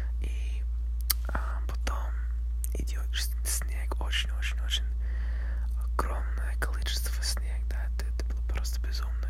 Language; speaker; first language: Russian; non-native, learner; English